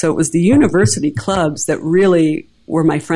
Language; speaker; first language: English; native; English